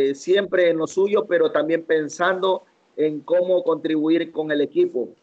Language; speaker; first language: Spanish; native; Spanish